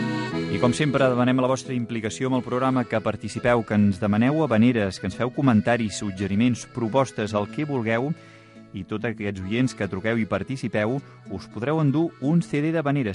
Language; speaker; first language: Catalan; native; Catalan